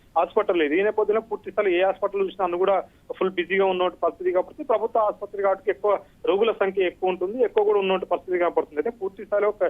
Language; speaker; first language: Telugu; native; Telugu